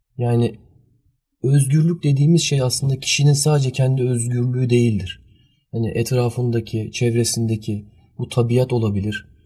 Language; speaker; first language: Turkish; early bilingual, heritage; Turkish